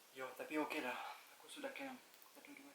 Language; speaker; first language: Indonesian; non-native, learner; French